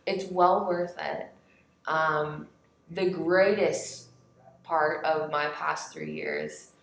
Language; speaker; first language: English; native; English